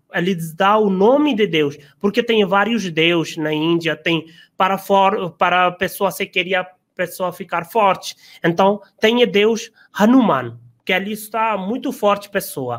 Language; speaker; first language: Portuguese; non-native, learner; Hindi